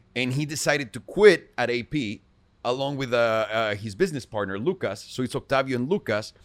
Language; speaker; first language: English; non-native, fluent; Spanish